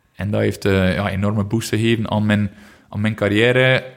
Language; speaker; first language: Dutch; native; Dutch